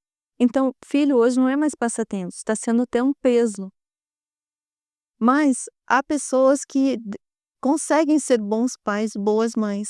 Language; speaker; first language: Portuguese; native; Portuguese